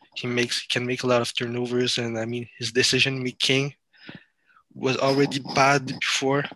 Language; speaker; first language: English; non-native, fluent; French